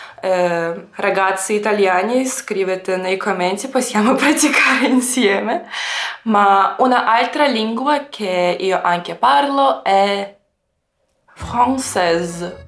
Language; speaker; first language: Italian; non-native, learner; Russian